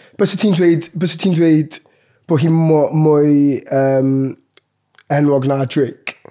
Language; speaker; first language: Welsh; non-native, local second language; English